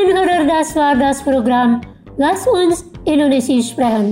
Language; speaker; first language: German; non-native, fluent; Indonesian